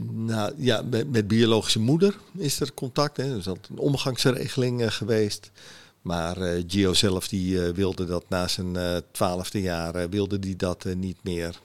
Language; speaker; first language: Dutch; early bilingual, other home language; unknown